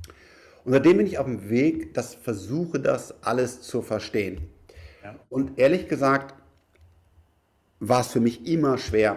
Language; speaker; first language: German; native; German